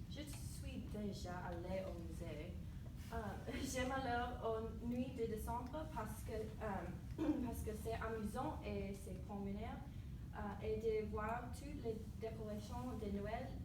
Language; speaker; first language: French; non-native, learner; English